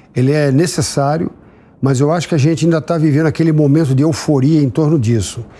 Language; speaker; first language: Portuguese; native; Portuguese